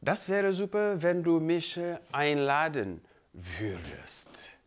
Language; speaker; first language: German; non-native, fluent; Wolof